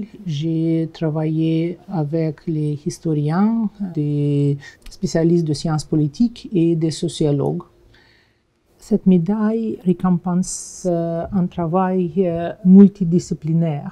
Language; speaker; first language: French; non-native, fluent; Russian